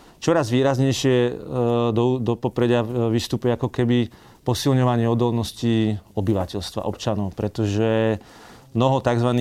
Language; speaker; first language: Slovak; native; Slovak